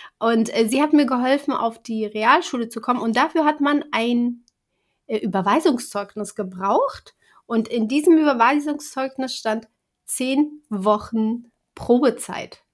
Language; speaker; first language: German; early bilingual, other home language; Kurdish